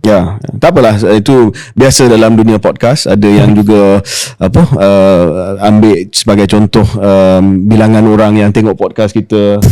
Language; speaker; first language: Malay; native; Malay